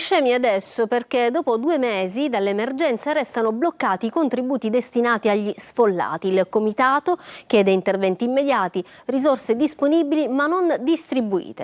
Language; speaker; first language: Italian; native; Italian